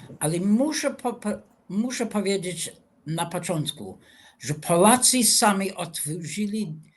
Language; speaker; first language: Polish; non-native, fluent; English